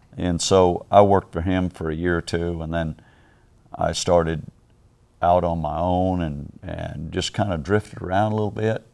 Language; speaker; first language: English; native; English